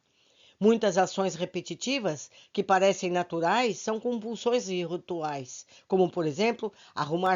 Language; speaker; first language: Portuguese; native; Portuguese